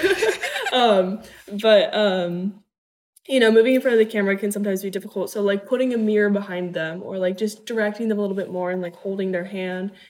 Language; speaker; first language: English; native; English